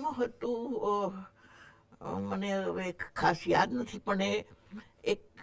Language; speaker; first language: Gujarati; non-native, local second language; Marathi